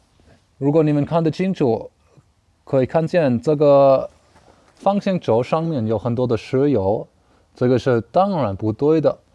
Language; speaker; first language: Chinese; non-native, learner; German